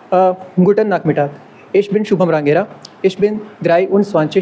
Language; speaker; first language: German; non-native, learner; Hindi